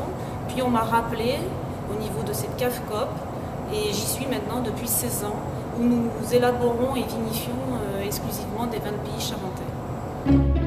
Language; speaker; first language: French; native; French